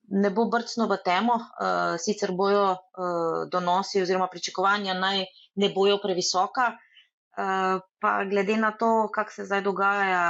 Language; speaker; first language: Slovenian; native; Slovenian